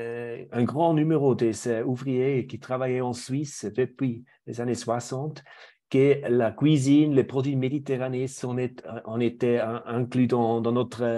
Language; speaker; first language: French; non-native, fluent; German